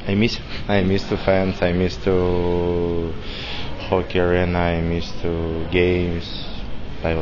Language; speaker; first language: English; non-native, learner; Russian